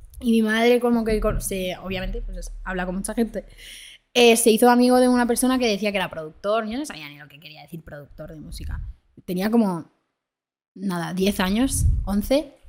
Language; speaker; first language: Spanish; early bilingual, other home language; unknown